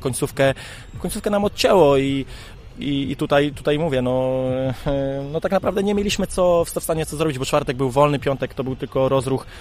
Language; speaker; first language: Polish; native; Polish